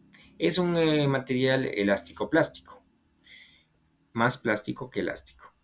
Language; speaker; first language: Spanish; native; Spanish